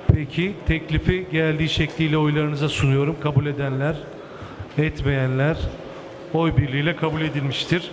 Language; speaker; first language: Turkish; native; Turkish